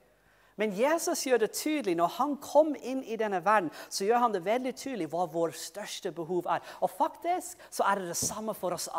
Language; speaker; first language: Norwegian; non-native, fluent; English